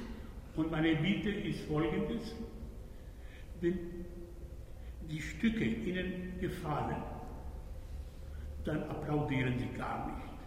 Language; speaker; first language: German; non-native, fluent; Spanish